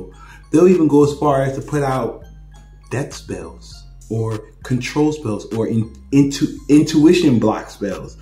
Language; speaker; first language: English; native; English